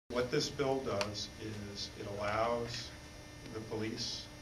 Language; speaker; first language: English; native; English